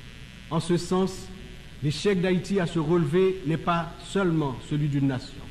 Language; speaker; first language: French; non-native, local second language; Haitian Creole